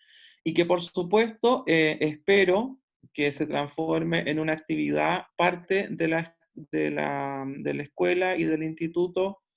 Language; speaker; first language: Spanish; native; Spanish